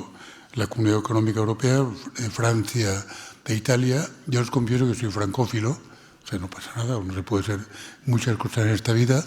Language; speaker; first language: Spanish; non-native, local second language; Catalan